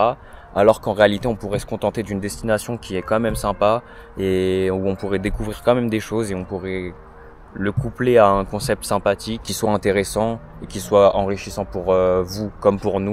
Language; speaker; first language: French; native; French